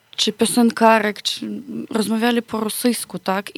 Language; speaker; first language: Polish; non-native, fluent; Ukrainian